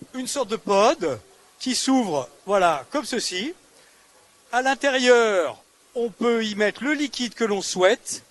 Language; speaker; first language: French; native; French